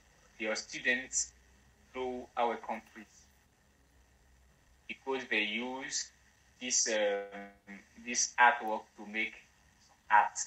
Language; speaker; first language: English; non-native, learner; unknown